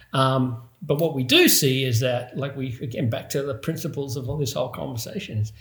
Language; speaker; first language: English; native; English